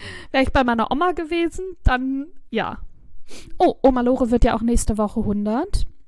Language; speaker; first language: German; native; German